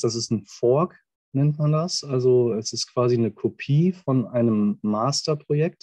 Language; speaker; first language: German; native; German